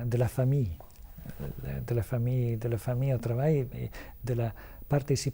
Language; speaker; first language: French; non-native, fluent; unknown